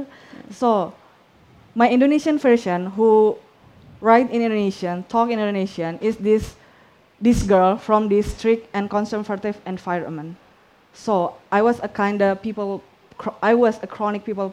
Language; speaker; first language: English; non-native, fluent; Indonesian